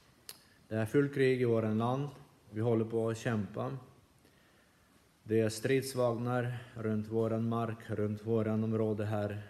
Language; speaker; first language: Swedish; non-native, fluent; Ukrainian